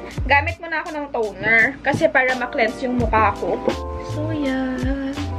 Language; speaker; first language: Filipino; native; Filipino